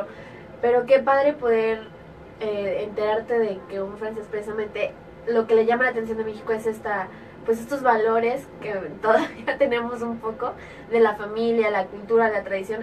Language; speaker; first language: Spanish; native; Spanish